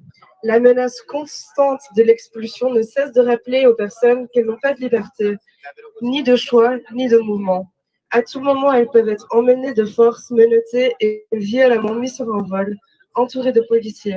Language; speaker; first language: French; native; French